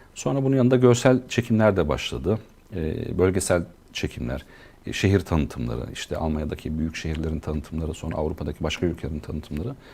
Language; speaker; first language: Turkish; native; Turkish